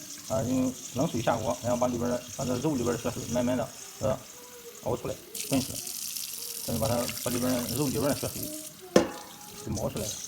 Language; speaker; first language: Chinese; native; Chinese